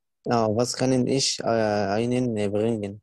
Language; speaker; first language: German; non-native, learner; Arabic